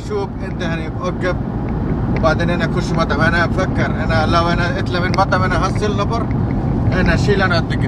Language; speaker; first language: Arabic; non-native, learner; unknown